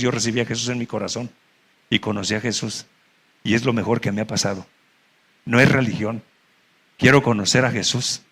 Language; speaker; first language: Spanish; native; Spanish